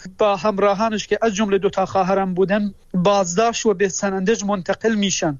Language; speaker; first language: Persian; non-native, local second language; Kurdish